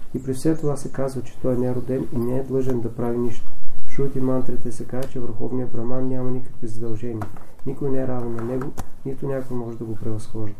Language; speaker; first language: Bulgarian; native; Bulgarian